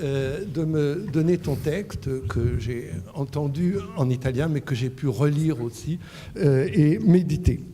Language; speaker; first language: French; native; French